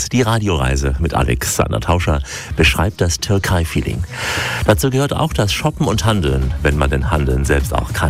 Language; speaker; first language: German; native; German